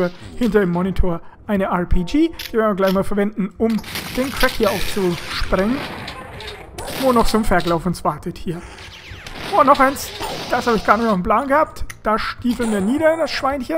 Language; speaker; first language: German; native; German